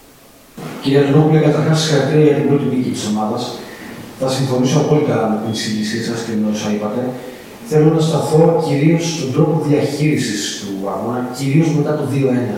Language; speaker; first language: Greek; native; Greek